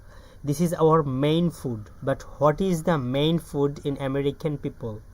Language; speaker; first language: English; non-native, learner; Bangla